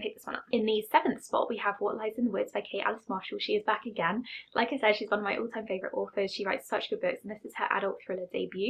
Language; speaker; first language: English; native; English